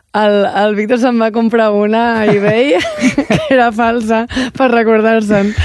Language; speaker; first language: Catalan; non-native, local second language; Spanish